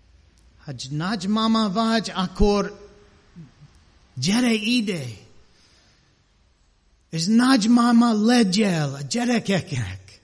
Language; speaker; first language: Hungarian; non-native, learner; English